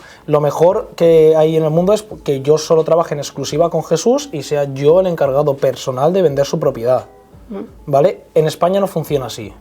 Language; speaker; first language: Spanish; native; Spanish